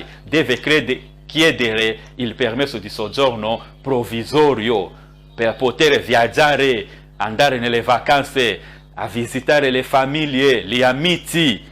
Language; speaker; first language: Italian; non-native, fluent; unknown